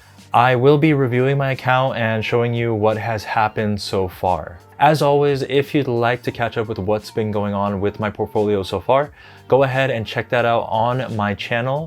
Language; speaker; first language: English; native; English